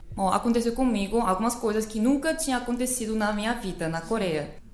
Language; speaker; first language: Portuguese; non-native, fluent; Korean